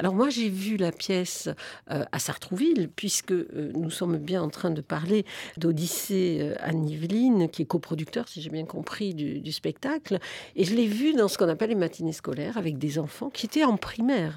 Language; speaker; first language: French; native; French